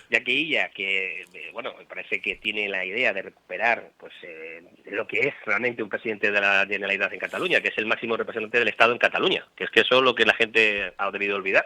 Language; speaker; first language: Spanish; native; Spanish